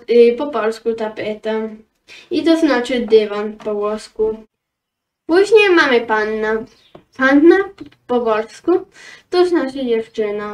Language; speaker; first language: Polish; early bilingual, heritage; Polish